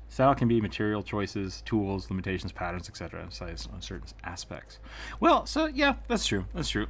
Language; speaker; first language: English; native; English